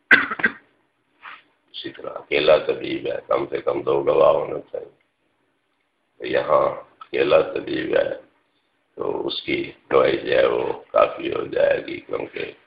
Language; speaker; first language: Urdu; non-native, local second language; Punjabi